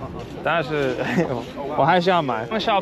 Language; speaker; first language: Chinese; non-native, learner; English